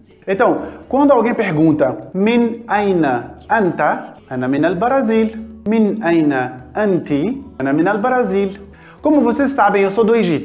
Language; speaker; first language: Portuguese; non-native, fluent; Arabic